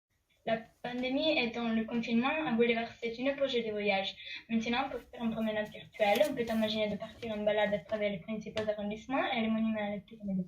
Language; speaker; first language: French; non-native, learner; Italian